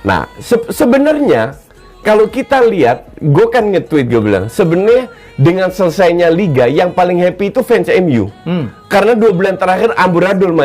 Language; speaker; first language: Indonesian; native; Indonesian